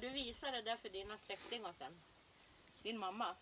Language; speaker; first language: Swedish; native; Swedish